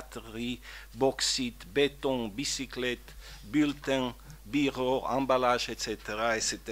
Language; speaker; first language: French; non-native, fluent; Croatian